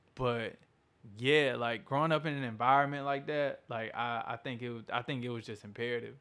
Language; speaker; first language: English; native; English